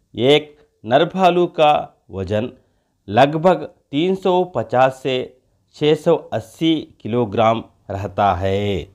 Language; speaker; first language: Hindi; non-native, local second language; Telugu